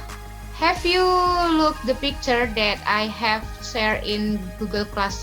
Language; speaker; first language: English; non-native, learner; Indonesian